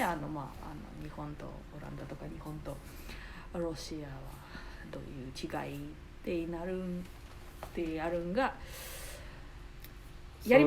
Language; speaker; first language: Japanese; non-native, learner; Russian